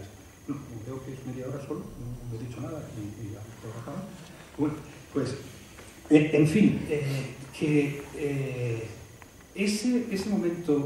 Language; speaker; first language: Spanish; native; Spanish